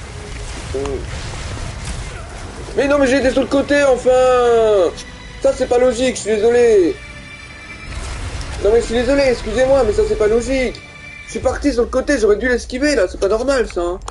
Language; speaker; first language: French; native; French